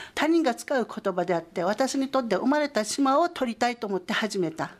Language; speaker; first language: Japanese; native; Japanese